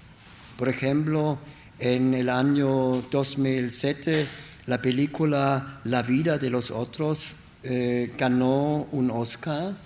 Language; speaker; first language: Spanish; non-native, learner; German